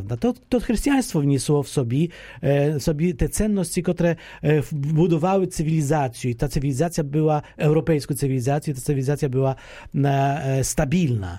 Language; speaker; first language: Polish; non-native, fluent; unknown